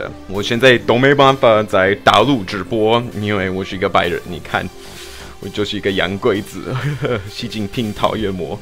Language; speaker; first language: Chinese; non-native, fluent; English